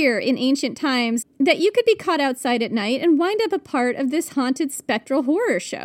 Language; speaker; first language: English; native; English